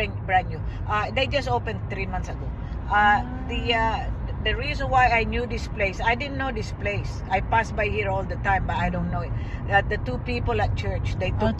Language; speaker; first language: English; non-native, fluent; Filipino